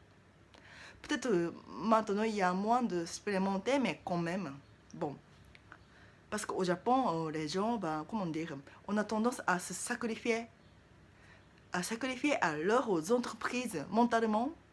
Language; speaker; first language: French; non-native, learner; Japanese